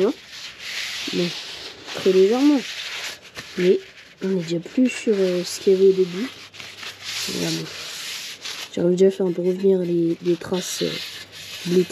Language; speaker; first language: French; native; French